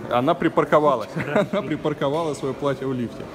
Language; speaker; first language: Russian; native; Russian